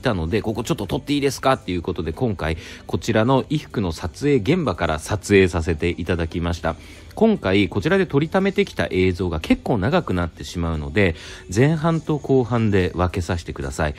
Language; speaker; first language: Japanese; native; Japanese